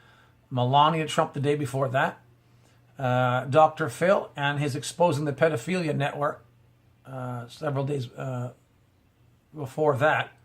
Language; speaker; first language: English; native; English